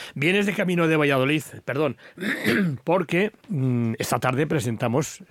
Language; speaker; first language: Spanish; native; Spanish